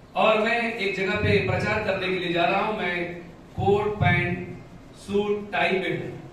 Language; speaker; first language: Hindi; non-native, local second language; Marathi